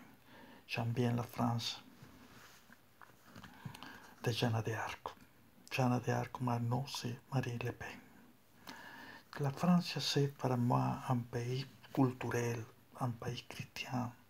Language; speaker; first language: French; non-native, learner; Spanish